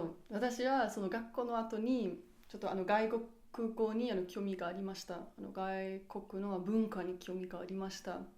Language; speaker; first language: Japanese; non-native, learner; German